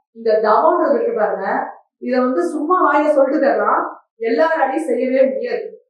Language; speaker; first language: Tamil; native; Tamil